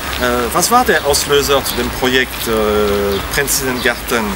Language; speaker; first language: German; non-native, fluent; French